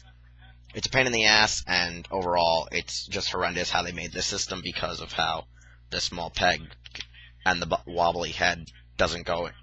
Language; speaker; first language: English; native; English